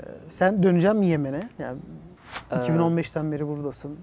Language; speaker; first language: Turkish; native; Turkish